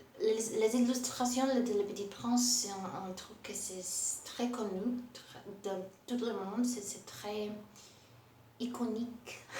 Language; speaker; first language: French; non-native, learner; Portuguese